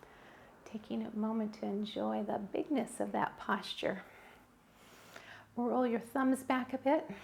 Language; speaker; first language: English; native; English